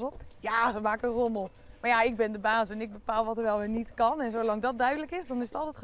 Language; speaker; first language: Dutch; native; Dutch